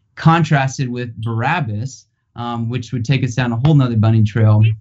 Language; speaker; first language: English; native; English